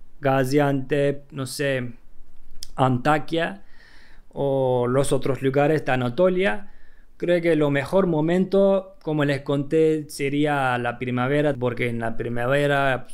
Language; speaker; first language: Spanish; non-native, fluent; Turkish